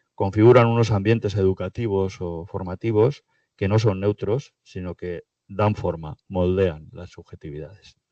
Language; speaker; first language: Spanish; native; Spanish